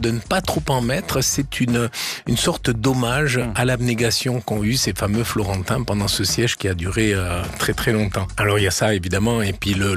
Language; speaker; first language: French; native; French